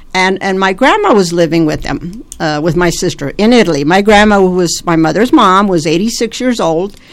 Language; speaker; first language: English; early bilingual, other home language; Italian